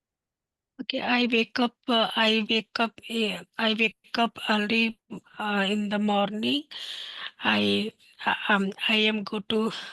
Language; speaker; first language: English; non-native, learner; Hindi